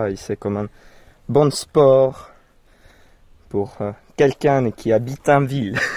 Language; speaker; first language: French; non-native, learner; Finnish